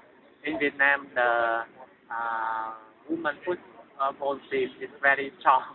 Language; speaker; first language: English; non-native, learner; Vietnamese